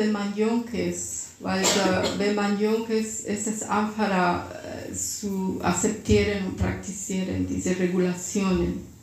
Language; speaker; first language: German; non-native, fluent; Russian